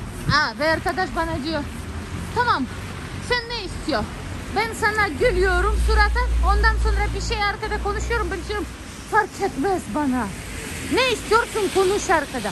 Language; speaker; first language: Turkish; non-native, learner; Russian